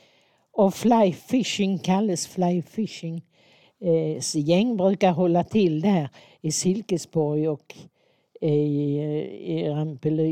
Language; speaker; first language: Swedish; native; Swedish